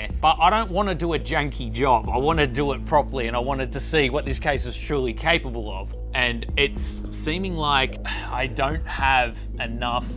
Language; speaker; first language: English; native; English